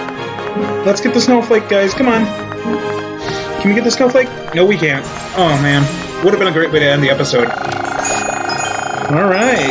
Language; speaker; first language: English; native; English